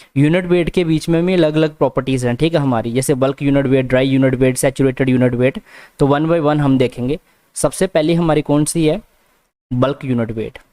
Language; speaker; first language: Hindi; non-native, local second language; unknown